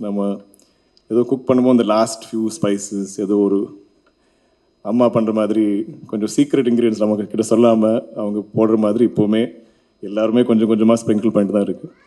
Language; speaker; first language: Tamil; non-native, local second language; Malayalam